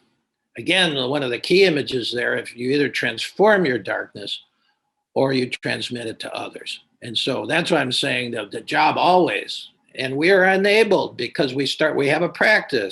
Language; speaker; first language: English; native; English